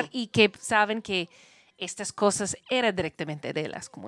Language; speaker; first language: Spanish; non-native, learner; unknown